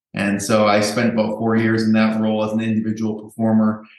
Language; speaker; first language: English; native; English